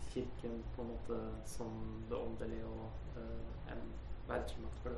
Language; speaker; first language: Norwegian; native; Norwegian